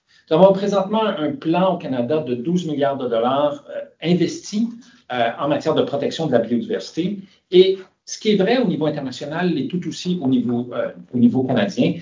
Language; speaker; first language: French; native; French